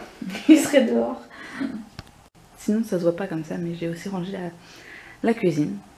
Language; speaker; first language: French; native; French